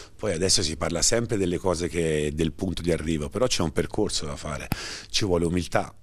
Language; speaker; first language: Italian; native; Italian